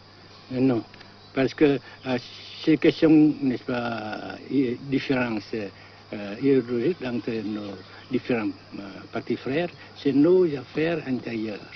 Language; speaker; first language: French; non-native, local second language; Vietnamese